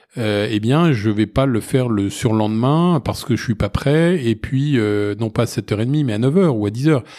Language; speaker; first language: French; native; French